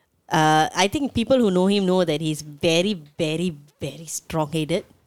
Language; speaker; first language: English; non-native, local second language; Tamil